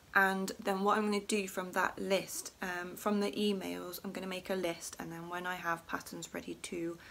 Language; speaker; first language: English; native; English